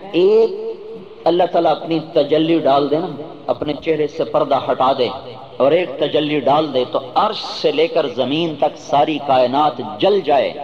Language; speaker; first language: Urdu; non-native, local second language; Punjabi